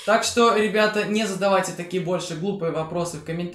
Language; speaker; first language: Russian; native; Russian